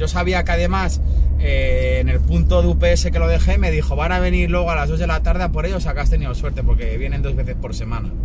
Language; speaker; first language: Spanish; native; Spanish